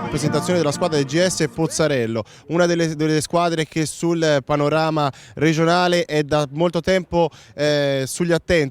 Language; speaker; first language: Italian; native; Italian